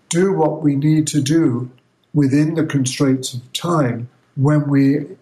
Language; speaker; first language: English; native; English